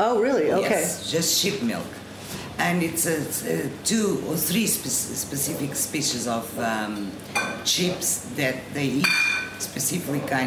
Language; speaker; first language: English; non-native, fluent; Portuguese